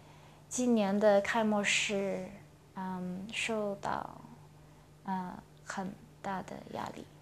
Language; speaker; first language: Chinese; non-native, local second language; Cantonese